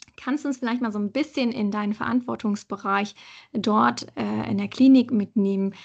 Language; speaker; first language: German; native; German